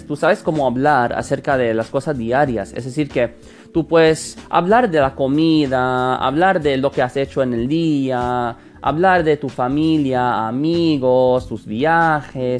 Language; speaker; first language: Spanish; non-native, fluent; English